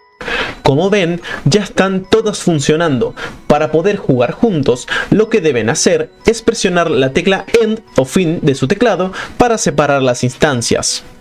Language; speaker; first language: Spanish; native; Spanish